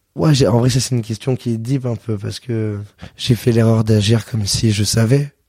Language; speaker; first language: French; native; French